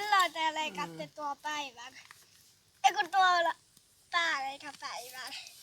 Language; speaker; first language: Thai; native; Thai